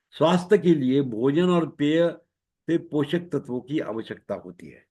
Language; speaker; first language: Hindi; non-native, local second language; Marathi